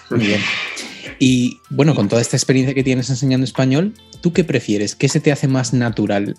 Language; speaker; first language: Spanish; native; Spanish